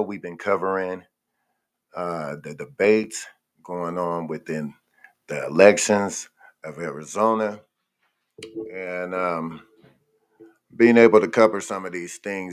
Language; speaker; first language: English; native; English